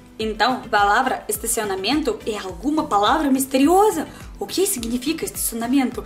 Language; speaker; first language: Portuguese; non-native, learner; Russian